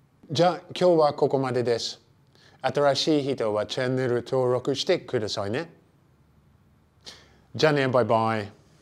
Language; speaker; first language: Japanese; non-native, fluent; English